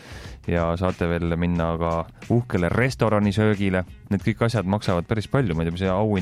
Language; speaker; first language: Estonian; native; Estonian